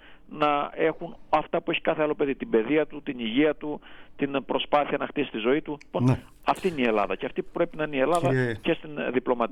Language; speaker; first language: Greek; native; Greek